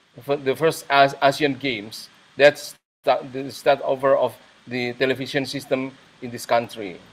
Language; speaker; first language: English; non-native, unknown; Indonesian